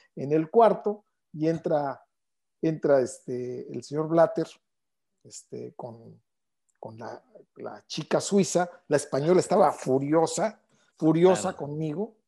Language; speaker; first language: Spanish; native; Spanish